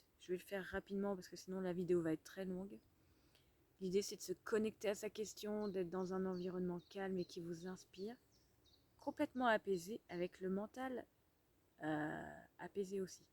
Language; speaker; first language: French; native; French